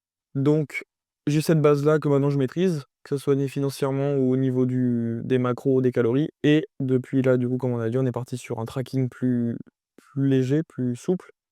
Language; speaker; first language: French; native; French